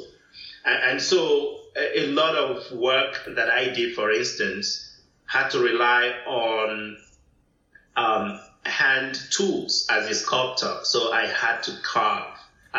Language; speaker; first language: English; non-native, local second language; Igbo